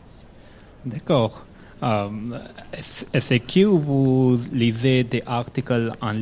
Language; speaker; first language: French; non-native, learner; Arabic